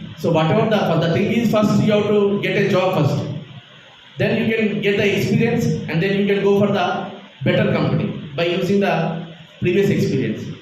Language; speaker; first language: English; non-native, local second language; Telugu